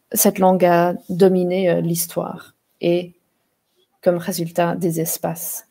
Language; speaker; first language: French; non-native, fluent; English